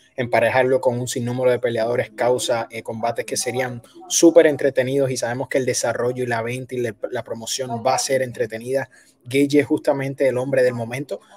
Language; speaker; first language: Spanish; native; Spanish